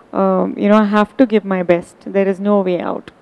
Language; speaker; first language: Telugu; non-native, learner; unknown